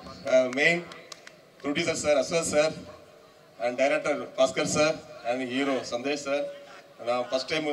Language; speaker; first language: Kannada; non-native, local second language; Tamil